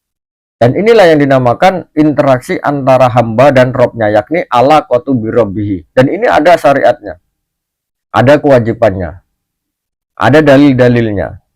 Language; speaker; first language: Indonesian; native; Indonesian